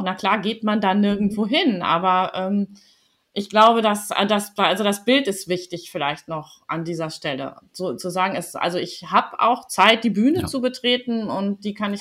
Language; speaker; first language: German; native; German